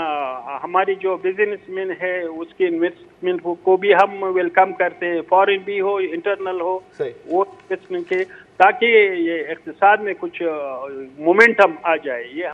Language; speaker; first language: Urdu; non-native, fluent; Pashto